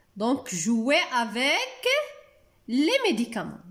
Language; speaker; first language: French; non-native, local second language; Arabic